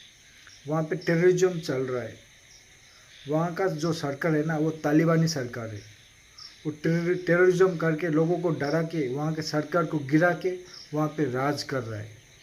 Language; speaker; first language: Hindi; non-native, local second language; Odia